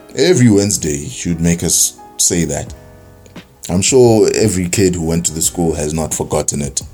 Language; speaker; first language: English; non-native, local second language; Zulu